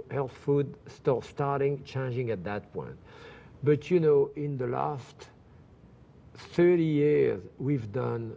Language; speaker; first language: English; non-native, fluent; French